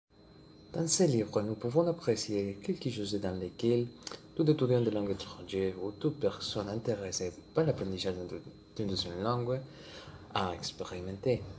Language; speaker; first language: French; non-native, learner; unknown